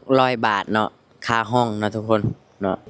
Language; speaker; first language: Thai; non-native, local second language; Lao